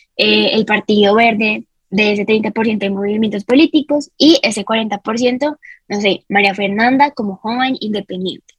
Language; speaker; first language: Spanish; native; Spanish